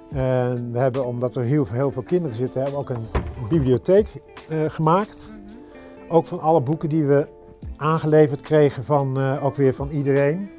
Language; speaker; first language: Dutch; native; Dutch